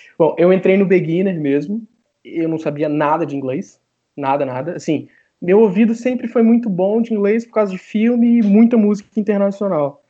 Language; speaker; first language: Portuguese; native; Portuguese